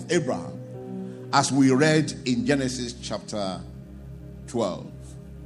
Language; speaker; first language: English; non-native, local second language; Akan